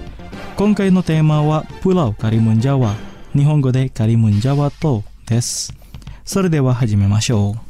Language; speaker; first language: Japanese; non-native, fluent; Indonesian